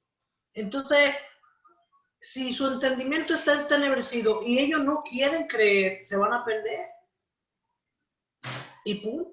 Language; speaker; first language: Spanish; native; Spanish